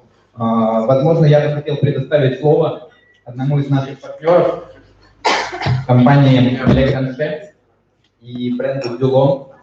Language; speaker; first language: Russian; native; Russian